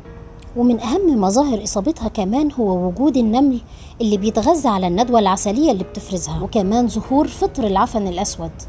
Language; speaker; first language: Arabic; native; Arabic